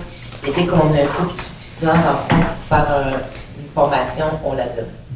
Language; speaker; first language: French; native; French